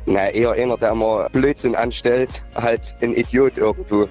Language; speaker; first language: German; native; German